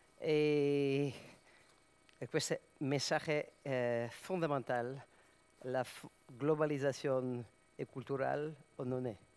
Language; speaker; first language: Spanish; non-native, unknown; Serbian